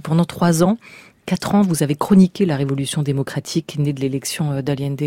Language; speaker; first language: French; native; French